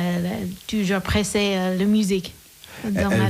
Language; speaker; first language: French; non-native, learner; English